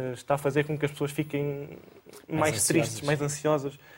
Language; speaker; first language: Portuguese; native; Portuguese